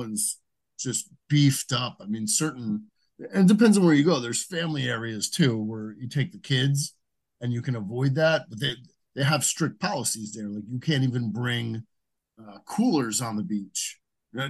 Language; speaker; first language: English; native; English